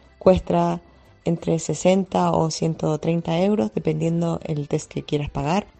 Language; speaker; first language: Spanish; native; Spanish